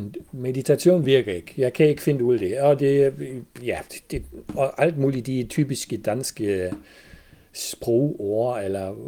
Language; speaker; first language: Danish; non-native, fluent; German